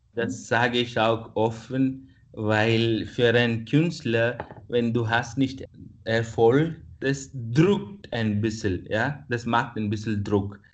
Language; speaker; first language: German; non-native, fluent; Kannada